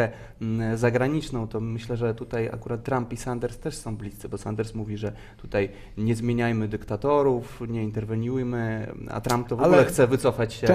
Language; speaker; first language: Polish; native; Polish